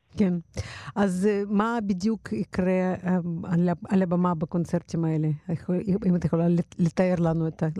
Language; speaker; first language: Hebrew; non-native, fluent; Russian